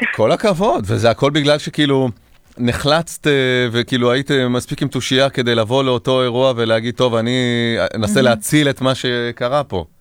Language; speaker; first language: Hebrew; native; Hebrew